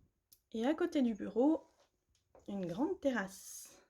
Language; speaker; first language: French; native; French